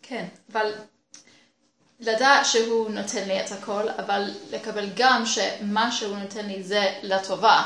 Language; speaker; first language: Hebrew; non-native, learner; English